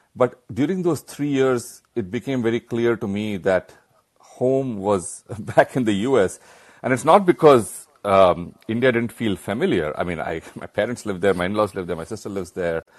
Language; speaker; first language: English; non-native, local second language; Hindi